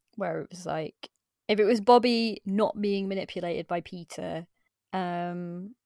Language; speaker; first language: English; native; English